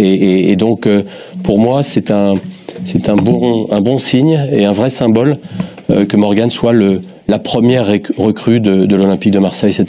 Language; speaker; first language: French; native; French